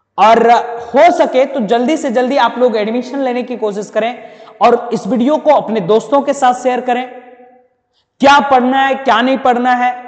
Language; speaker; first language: Hindi; native; Hindi